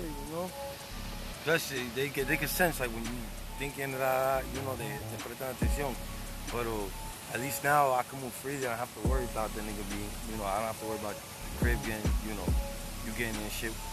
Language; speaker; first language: English; early bilingual, other home language; Spanish